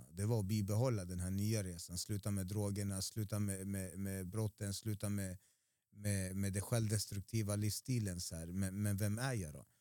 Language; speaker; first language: Swedish; early bilingual, other home language; Spanish